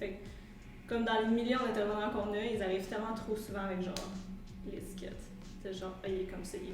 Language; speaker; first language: French; native; French